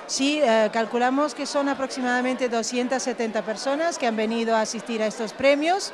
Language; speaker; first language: Spanish; native; Spanish